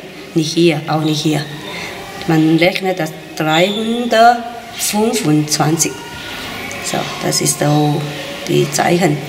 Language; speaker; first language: German; non-native, learner; Chinese